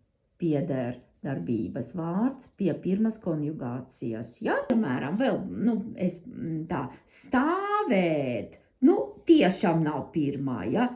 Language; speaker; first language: Latvian; non-native, learner; Russian